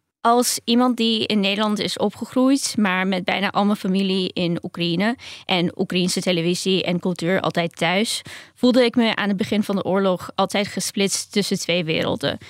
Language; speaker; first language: Dutch; early bilingual, other home language; Ukrainian